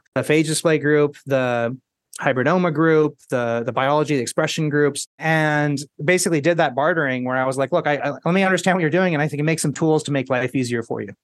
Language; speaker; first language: English; early bilingual, other home language; Spanish